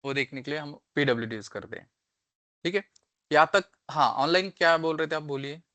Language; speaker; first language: Hindi; non-native, local second language; Marathi